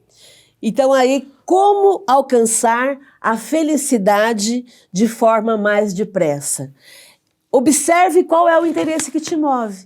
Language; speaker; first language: Portuguese; native; Portuguese